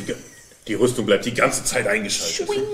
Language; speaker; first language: German; native; German